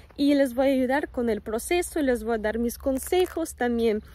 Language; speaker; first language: Spanish; non-native, fluent; Russian